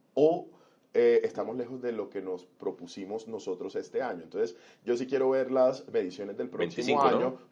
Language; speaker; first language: Spanish; native; Spanish